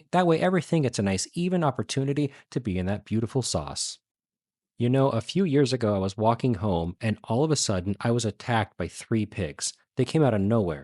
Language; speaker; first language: English; native; English